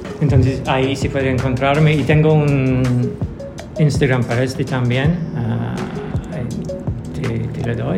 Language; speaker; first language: Spanish; non-native, learner; English